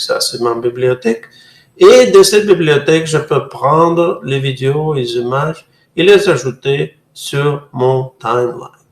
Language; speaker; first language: French; non-native, fluent; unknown